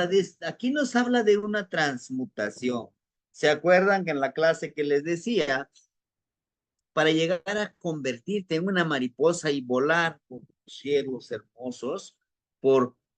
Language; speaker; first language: Spanish; native; Spanish